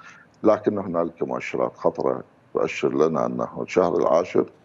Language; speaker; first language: Arabic; native; Arabic